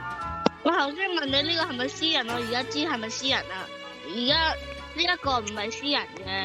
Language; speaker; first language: Chinese; early bilingual, heritage; Cantonese